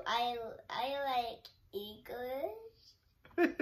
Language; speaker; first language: English; early bilingual, other home language; Haitian Creole